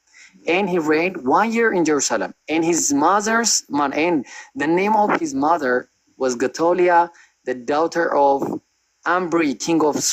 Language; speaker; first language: English; non-native, fluent; Amharic